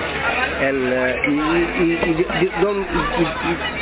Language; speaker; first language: English; non-native, fluent; Italian